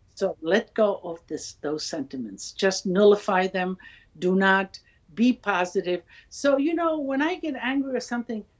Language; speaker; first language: English; non-native, fluent; Italian